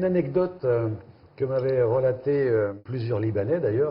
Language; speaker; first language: French; native; French